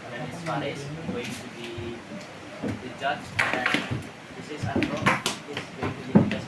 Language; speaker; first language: English; non-native, learner; Indonesian